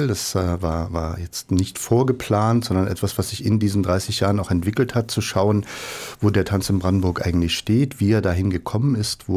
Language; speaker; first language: German; native; German